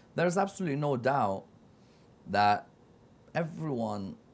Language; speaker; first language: English; native; English